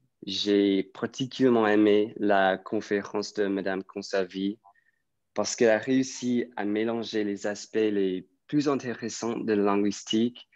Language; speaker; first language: French; non-native, fluent; English